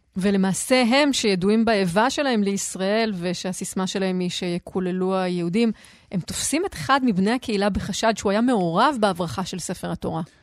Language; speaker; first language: Hebrew; native; Hebrew